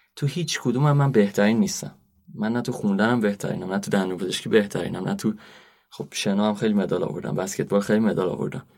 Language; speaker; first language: Persian; native; Persian